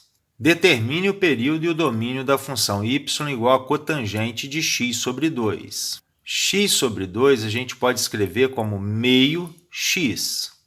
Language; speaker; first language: Portuguese; native; Portuguese